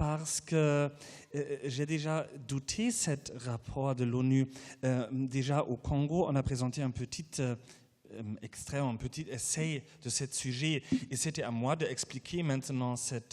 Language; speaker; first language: French; non-native, fluent; German